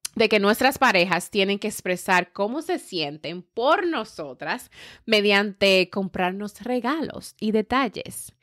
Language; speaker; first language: Spanish; early bilingual, heritage; Spanish